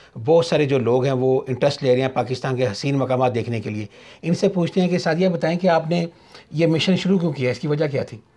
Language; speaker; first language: Urdu; native; Urdu